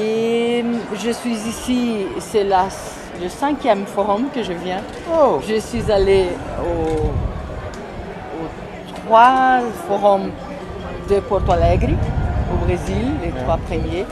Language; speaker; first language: French; non-native, fluent; Portuguese